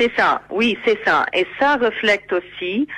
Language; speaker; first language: French; non-native, fluent; Arabic